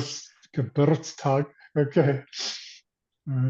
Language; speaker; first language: German; non-native, learner; English